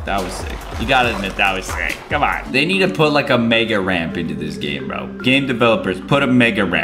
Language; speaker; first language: English; native; English